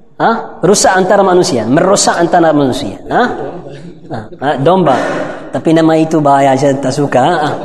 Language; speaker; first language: Malay; non-native, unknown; Arabic